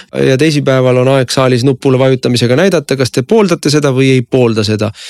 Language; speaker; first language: Estonian; native; Estonian